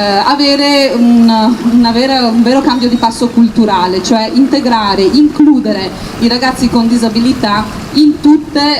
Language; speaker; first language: Italian; native; Italian